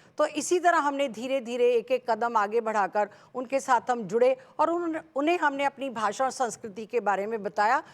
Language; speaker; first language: Hindi; native; Hindi